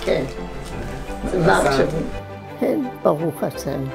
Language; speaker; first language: Hebrew; non-native, fluent; German